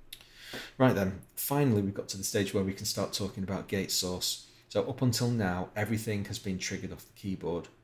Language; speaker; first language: English; native; English